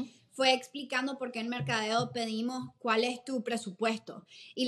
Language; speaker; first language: Spanish; native; Spanish